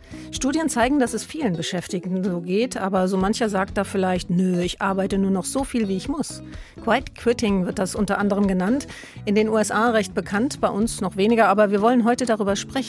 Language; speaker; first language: German; native; German